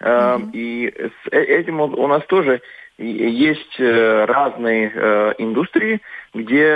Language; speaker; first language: Russian; non-native, local second language; Latvian